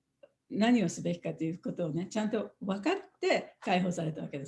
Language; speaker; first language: Japanese; native; Japanese